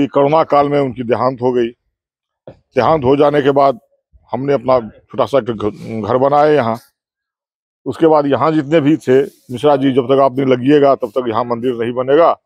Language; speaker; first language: Hindi; native; Hindi